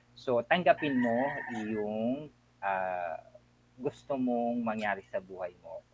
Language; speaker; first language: Filipino; native; Filipino